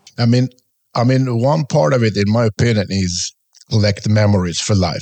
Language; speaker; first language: English; non-native, fluent; Swedish